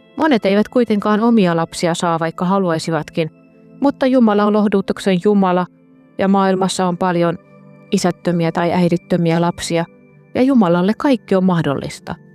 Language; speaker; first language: Finnish; native; Finnish